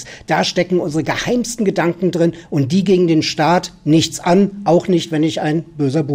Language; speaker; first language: German; native; German